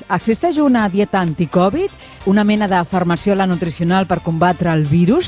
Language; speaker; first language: Catalan; native; Catalan